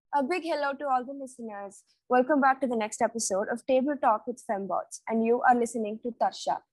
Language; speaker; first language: English; non-native, local second language; Tamil